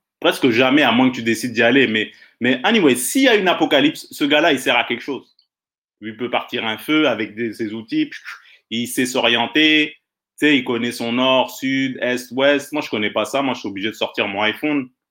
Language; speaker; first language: French; native; French